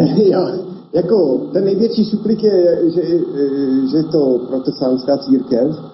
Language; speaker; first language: Czech; non-native, fluent; English